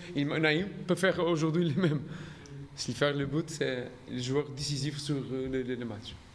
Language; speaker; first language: French; non-native, learner; Portuguese